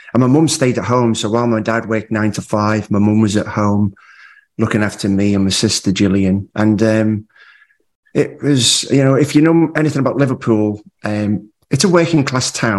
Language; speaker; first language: English; native; English